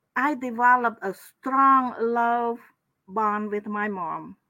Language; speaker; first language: English; non-native, fluent; Khmer